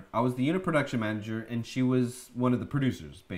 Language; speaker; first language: English; native; English